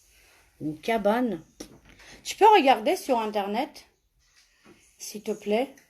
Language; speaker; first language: French; non-native, fluent; Armenian